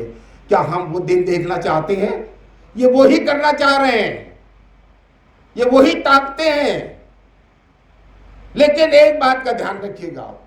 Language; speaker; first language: Hindi; native; Hindi